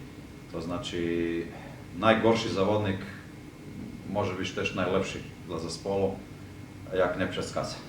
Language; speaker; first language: Polish; non-native, fluent; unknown